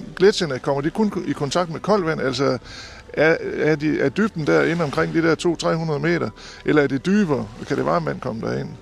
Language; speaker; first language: Danish; native; Danish